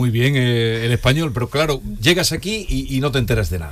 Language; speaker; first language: Spanish; native; Spanish